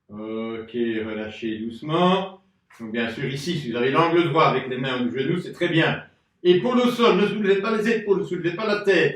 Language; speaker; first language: French; native; French